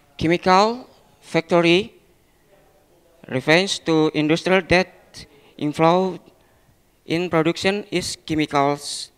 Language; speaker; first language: English; non-native, learner; Indonesian